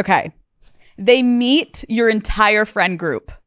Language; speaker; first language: English; native; English